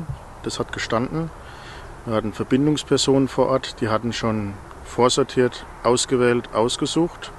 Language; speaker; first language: German; native; German